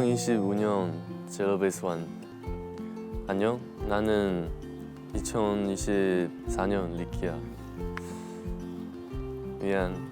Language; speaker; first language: Korean; non-native, learner; Chinese